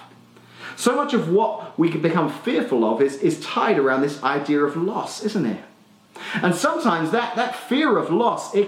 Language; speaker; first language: English; native; English